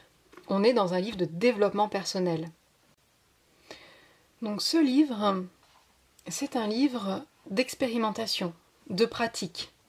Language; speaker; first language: French; native; French